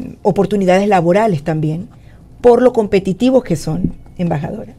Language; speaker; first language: Spanish; native; Spanish